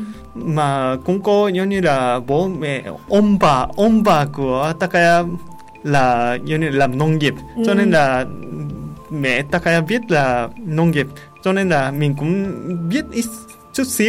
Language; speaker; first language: Vietnamese; non-native, learner; Japanese